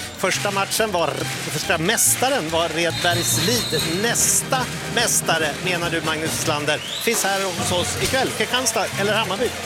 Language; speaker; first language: Swedish; native; Swedish